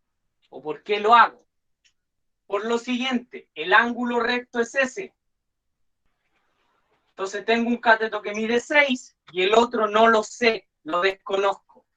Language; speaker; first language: Spanish; native; Spanish